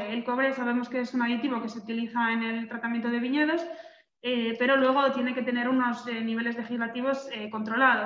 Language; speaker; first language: Spanish; native; Spanish